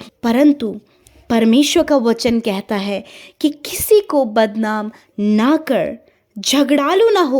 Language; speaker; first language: Hindi; native; Hindi